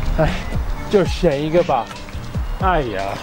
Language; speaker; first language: Chinese; non-native, learner; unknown